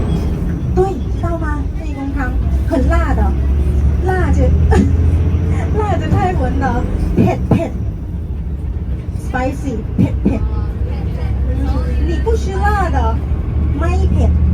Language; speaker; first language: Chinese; non-native, learner; Thai